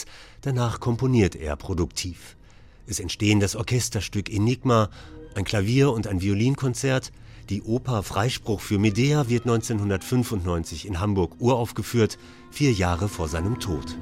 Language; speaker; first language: German; native; German